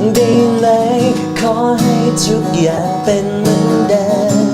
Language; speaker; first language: Thai; native; Thai